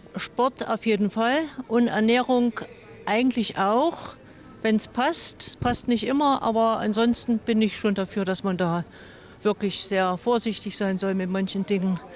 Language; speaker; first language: German; native; German